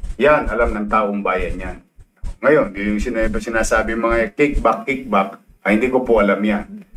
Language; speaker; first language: Filipino; native; Filipino